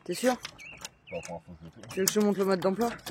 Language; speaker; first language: French; native; French